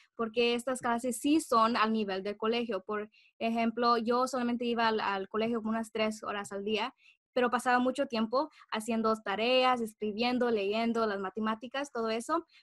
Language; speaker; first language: Spanish; early bilingual, heritage; Spanish